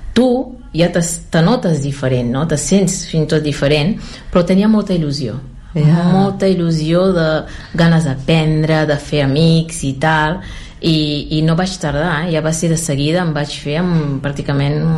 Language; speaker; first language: Catalan; early bilingual, other home language; Lingala